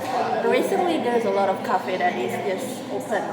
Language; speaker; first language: English; non-native, learner; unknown